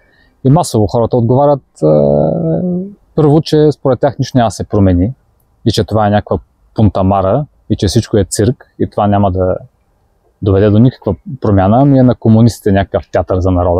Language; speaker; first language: Bulgarian; native; Bulgarian